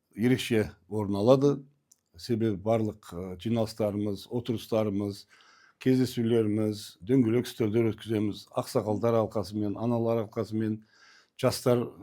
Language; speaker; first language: Kazakh; non-native, local second language; Turkish